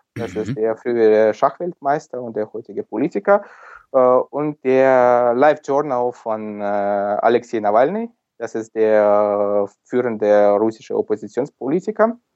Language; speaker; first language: German; non-native, fluent; Ukrainian